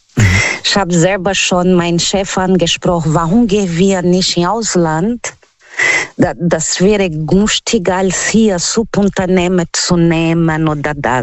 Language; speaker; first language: German; non-native, fluent; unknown